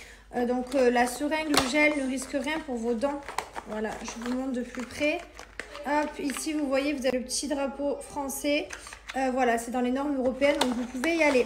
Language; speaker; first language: French; native; French